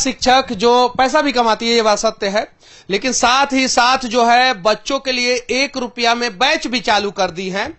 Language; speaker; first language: Hindi; native; Hindi